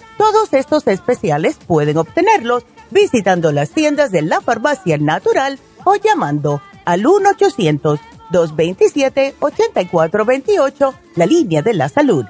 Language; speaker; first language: Spanish; native; Spanish